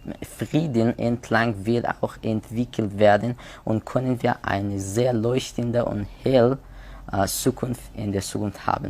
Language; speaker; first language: German; non-native, learner; Persian